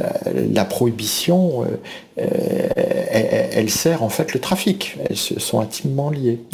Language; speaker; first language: French; native; French